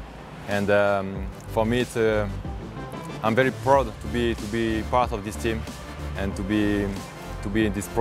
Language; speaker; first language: English; non-native, fluent; French